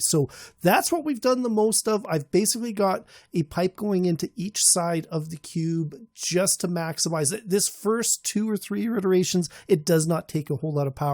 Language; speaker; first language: English; native; English